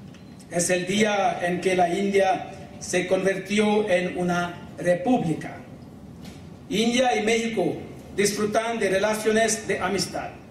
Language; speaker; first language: Spanish; non-native, learner; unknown